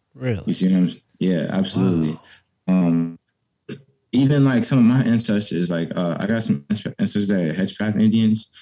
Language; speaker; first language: English; native; English